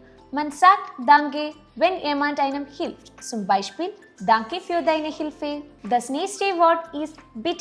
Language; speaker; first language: German; non-native, fluent; Malayalam